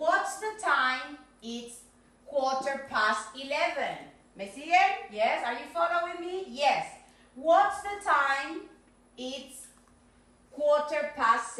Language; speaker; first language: English; non-native, fluent; Spanish